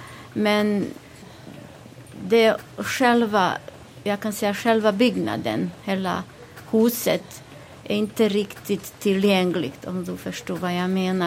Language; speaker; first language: Swedish; non-native, fluent; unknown